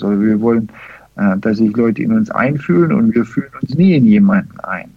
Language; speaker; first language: German; early bilingual, heritage; German